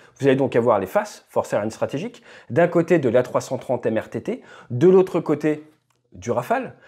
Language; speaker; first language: French; native; French